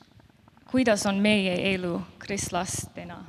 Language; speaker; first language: Estonian; non-native, learner; Finnish